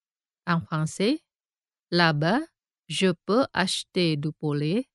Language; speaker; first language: French; non-native, fluent; Indonesian